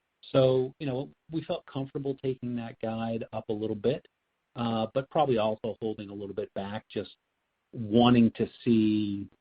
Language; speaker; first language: English; native; English